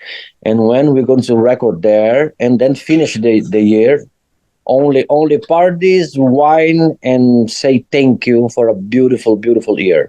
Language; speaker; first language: English; non-native, learner; Portuguese